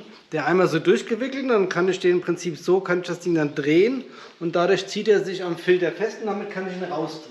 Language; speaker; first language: German; native; German